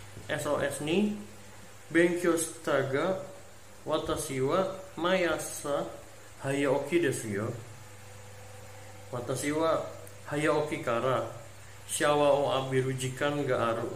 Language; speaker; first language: Japanese; non-native, learner; Indonesian